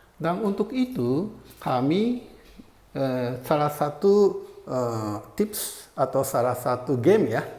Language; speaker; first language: Indonesian; non-native, fluent; Japanese